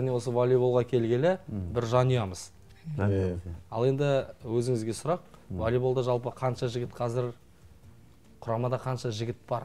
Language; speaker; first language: Kazakh; native; Kazakh